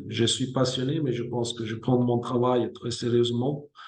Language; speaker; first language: French; non-native, fluent; Italian